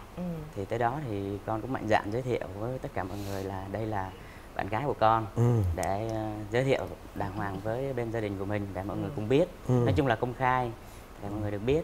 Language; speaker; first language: Vietnamese; native; Vietnamese